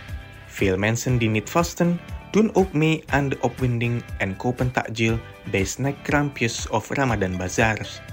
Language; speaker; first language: Dutch; non-native, fluent; Indonesian